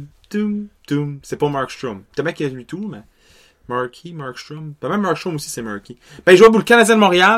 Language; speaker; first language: French; native; French